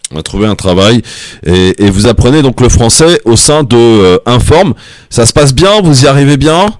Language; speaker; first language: French; native; French